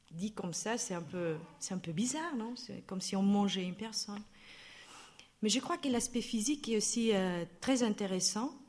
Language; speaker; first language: French; non-native, fluent; Spanish